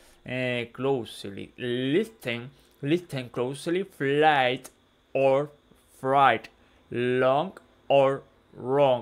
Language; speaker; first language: English; non-native, learner; Spanish